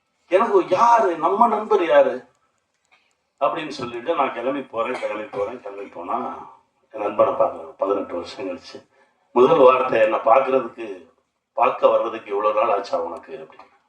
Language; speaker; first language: Tamil; native; Tamil